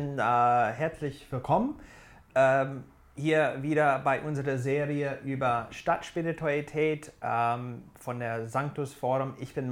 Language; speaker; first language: German; non-native, fluent; English